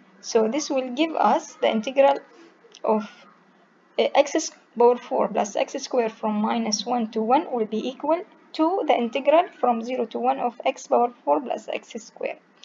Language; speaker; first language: English; non-native, fluent; Arabic